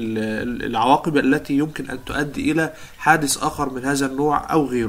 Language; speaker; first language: Arabic; native; Arabic